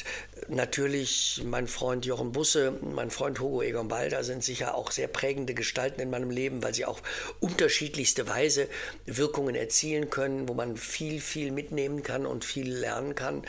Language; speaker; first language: German; native; German